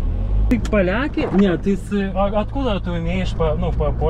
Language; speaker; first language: Russian; non-native, learner; Lithuanian